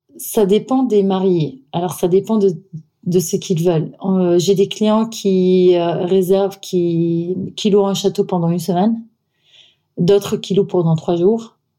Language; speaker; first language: French; non-native, fluent; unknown